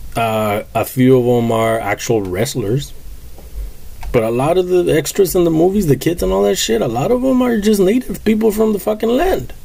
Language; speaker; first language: English; early bilingual, other home language; Spanish